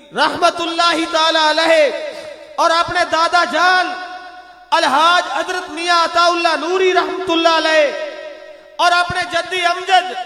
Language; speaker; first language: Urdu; non-native, local second language; Punjabi